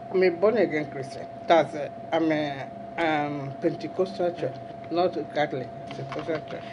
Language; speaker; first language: English; non-native, local second language; Igbo